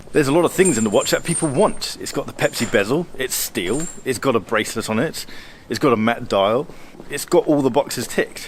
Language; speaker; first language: English; native; English